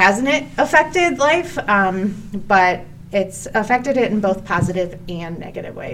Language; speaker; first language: English; native; English